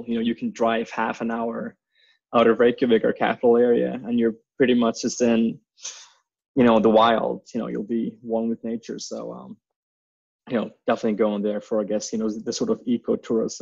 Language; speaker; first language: English; non-native, fluent; Icelandic